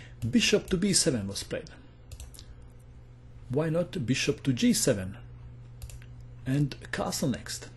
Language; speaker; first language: English; non-native, fluent; Croatian